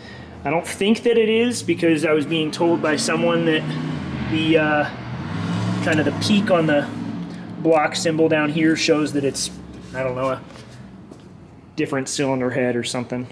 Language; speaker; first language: English; native; English